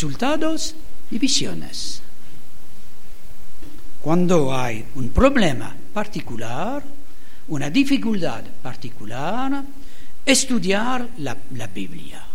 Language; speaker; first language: Spanish; non-native, learner; German